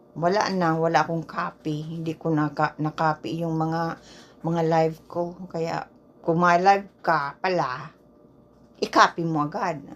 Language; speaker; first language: Filipino; non-native, local second language; Bikol